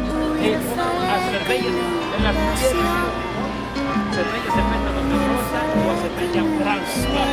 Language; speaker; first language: Portuguese; non-native, fluent; French